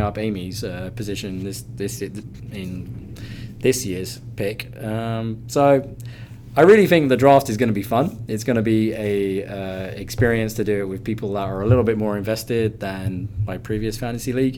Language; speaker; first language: English; native; English